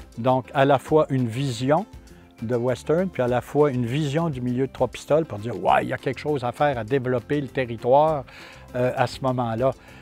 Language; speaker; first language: French; native; French